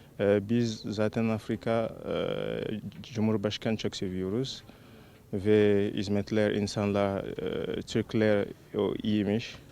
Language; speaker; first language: Turkish; non-native, learner; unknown